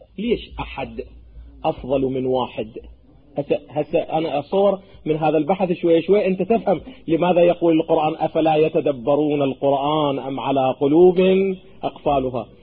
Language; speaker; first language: Arabic; native; Arabic